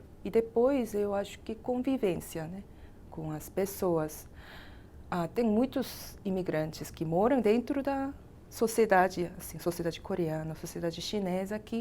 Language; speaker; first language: Portuguese; non-native, fluent; Korean